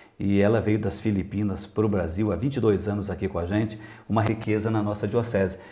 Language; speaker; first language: Portuguese; native; Portuguese